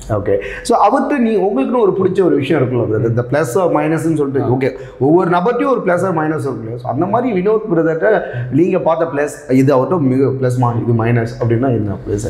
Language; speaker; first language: Tamil; native; Tamil